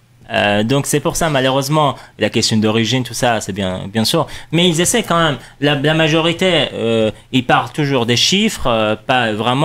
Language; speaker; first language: French; non-native, fluent; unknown